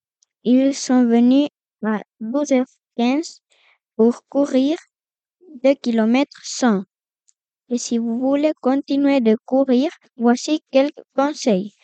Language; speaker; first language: French; non-native, fluent; Spanish